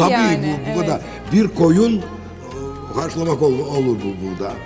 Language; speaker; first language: Turkish; non-native, learner; Georgian